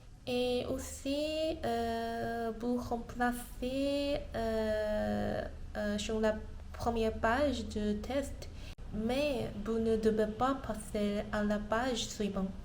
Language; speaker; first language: French; non-native, learner; Korean